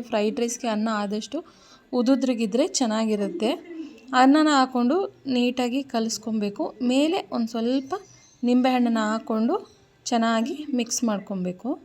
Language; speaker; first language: Kannada; native; Kannada